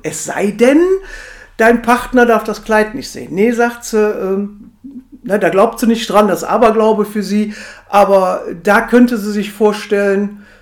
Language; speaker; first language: German; native; German